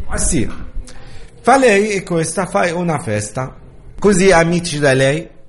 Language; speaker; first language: Italian; non-native, learner; Arabic